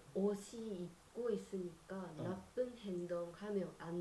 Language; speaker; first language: Korean; non-native, learner; Japanese